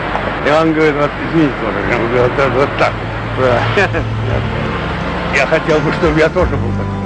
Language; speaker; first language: Russian; non-native, local second language; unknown